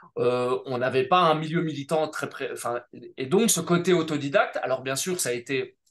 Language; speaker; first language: French; native; French